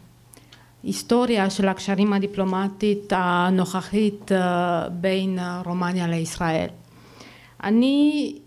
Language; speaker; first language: Hebrew; non-native, fluent; Romanian